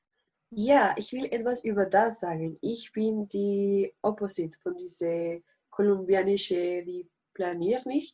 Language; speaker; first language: German; non-native, learner; Spanish